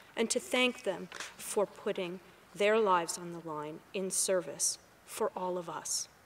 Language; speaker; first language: English; native; English